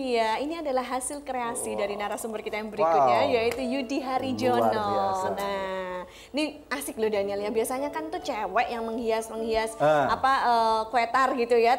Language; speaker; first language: Indonesian; native; Indonesian